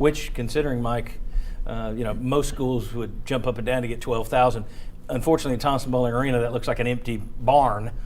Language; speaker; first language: English; native; English